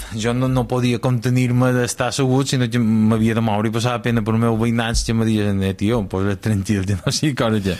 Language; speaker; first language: Catalan; native; Catalan